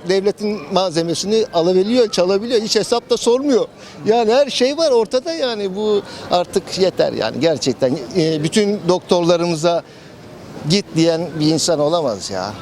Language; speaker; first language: Turkish; native; Turkish